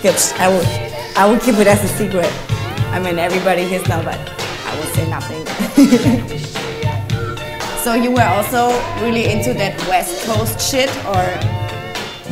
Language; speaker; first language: English; non-native, fluent; German